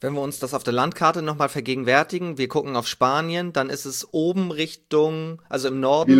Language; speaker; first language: German; native; German